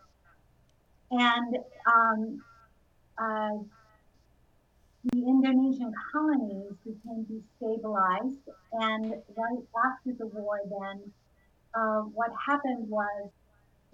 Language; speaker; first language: English; early bilingual, other home language; Indonesian